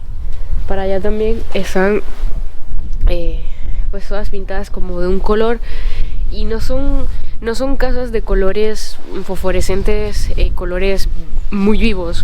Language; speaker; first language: Spanish; native; Spanish